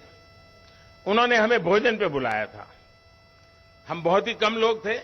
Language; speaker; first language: Hindi; non-native, local second language; Gujarati